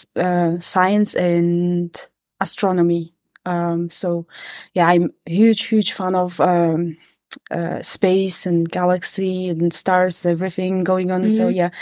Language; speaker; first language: English; non-native, fluent; Kazakh